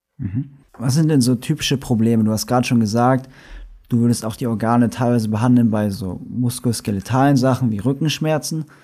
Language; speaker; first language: German; native; German